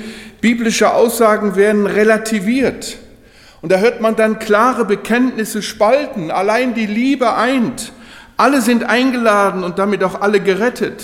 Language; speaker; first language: German; native; German